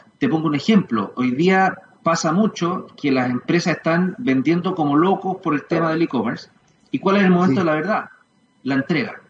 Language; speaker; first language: Spanish; native; Spanish